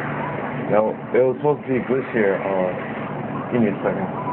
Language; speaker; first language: English; native; English